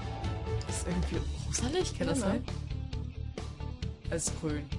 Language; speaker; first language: German; native; German